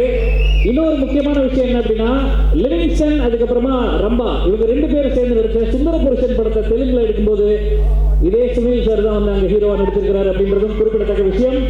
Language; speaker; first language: Tamil; native; Tamil